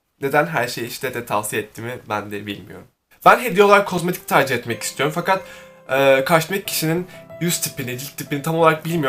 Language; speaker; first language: Turkish; native; Turkish